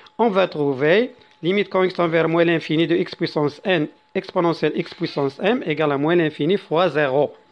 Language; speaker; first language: French; non-native, local second language; Arabic